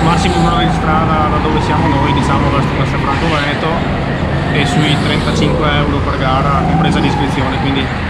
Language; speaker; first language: Italian; native; Italian